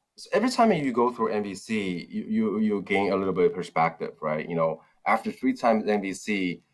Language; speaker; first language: English; non-native, fluent; Chinese